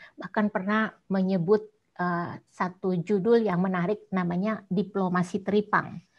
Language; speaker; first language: Indonesian; native; Indonesian